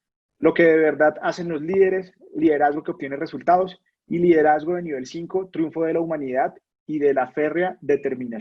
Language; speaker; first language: Spanish; native; Spanish